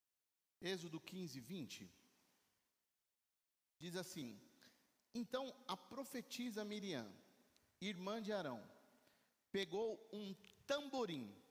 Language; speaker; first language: Portuguese; native; Portuguese